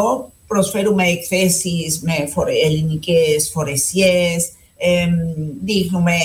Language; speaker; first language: Greek; non-native, fluent; Spanish